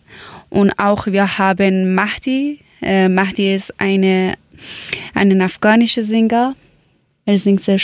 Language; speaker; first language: German; non-native, learner; Persian